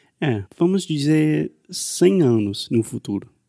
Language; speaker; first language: Portuguese; non-native, fluent; English